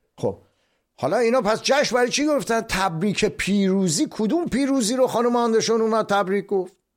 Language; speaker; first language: Persian; native; Persian